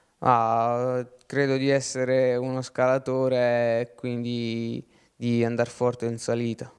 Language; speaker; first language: Italian; native; Italian